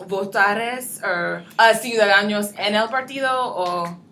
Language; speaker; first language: Spanish; non-native, learner; English